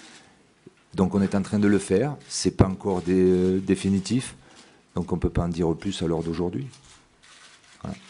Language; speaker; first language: French; native; French